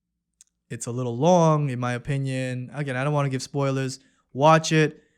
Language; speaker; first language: English; early bilingual, other home language; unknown